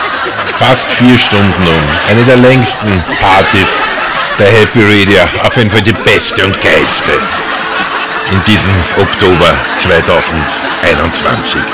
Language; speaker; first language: German; native; German